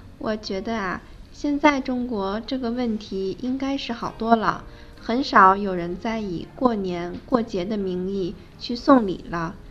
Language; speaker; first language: Chinese; non-native, fluent; Japanese